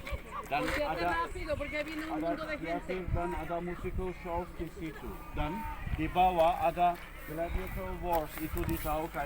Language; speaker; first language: Indonesian; non-native, fluent; Turkish